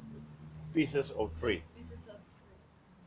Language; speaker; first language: English; non-native, learner; Spanish